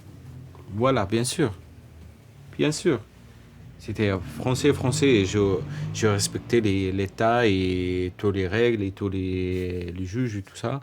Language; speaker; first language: French; non-native, learner; Arabic